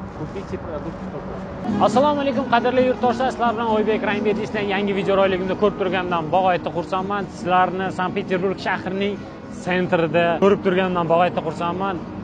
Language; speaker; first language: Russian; non-native, learner; Uzbek